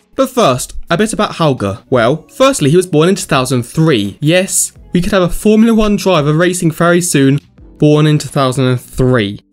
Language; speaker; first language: English; native; English